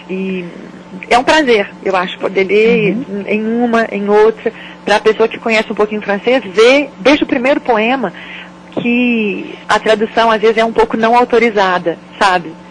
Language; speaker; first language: Portuguese; native; Portuguese